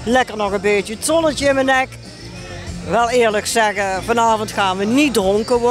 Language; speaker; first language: Dutch; native; Dutch